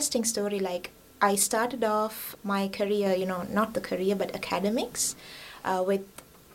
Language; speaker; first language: English; non-native, local second language; Sinhala